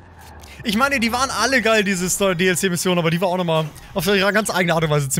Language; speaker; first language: German; native; German